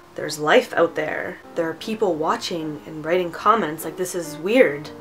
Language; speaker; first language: English; early bilingual, other home language; Romanian